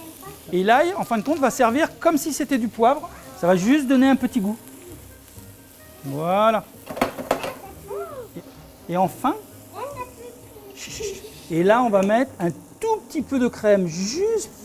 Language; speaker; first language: French; native; French